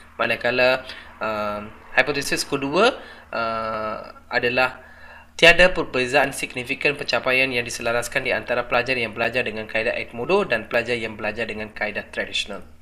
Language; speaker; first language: Malay; non-native, local second language; Tamil